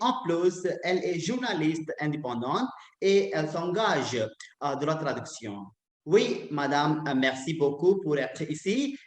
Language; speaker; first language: French; non-native, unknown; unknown